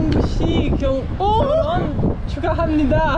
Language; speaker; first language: Korean; non-native, learner; French